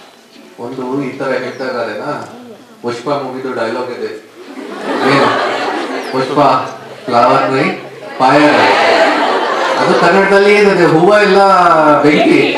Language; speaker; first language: Kannada; non-native, local second language; Hindi